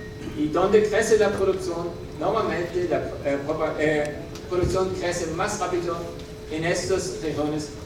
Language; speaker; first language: Spanish; non-native, learner; German